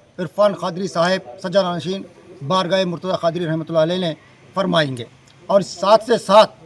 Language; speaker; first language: Urdu; native; Urdu